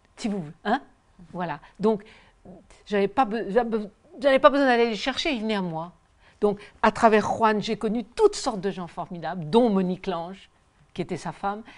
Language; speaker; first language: French; native; French